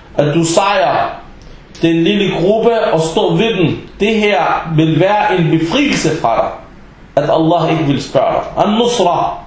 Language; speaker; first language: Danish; early bilingual, other home language; Arabic